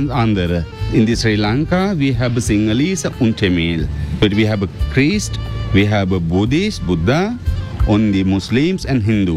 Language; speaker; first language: German; non-native, learner; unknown